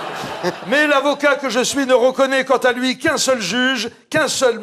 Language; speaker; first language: French; native; French